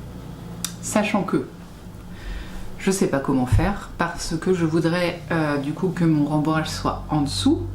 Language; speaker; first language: French; native; French